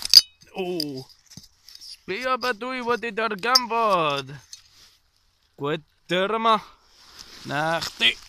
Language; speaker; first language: Welsh; non-native, learner; English